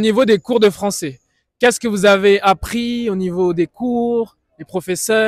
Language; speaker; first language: French; native; French